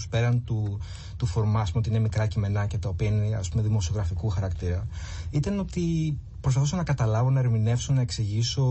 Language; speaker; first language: Greek; native; Greek